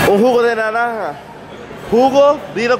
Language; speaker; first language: Spanish; early bilingual, heritage; English